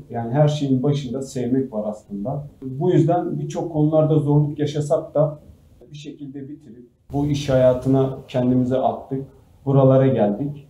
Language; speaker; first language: Turkish; native; Turkish